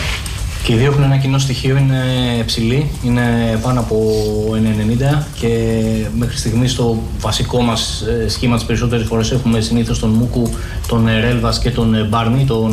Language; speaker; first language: Greek; non-native, fluent; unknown